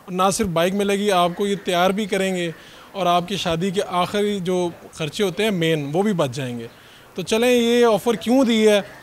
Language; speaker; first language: Urdu; non-native, local second language; Punjabi